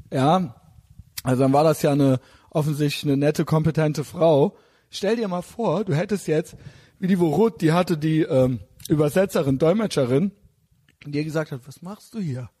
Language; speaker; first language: German; native; German